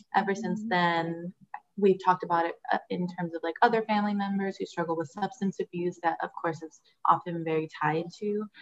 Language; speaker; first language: English; early bilingual, other home language; Spanish